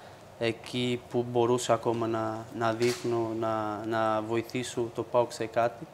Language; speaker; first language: Greek; non-native, fluent; Portuguese